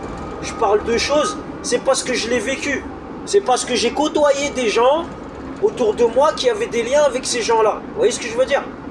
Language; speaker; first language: French; native; French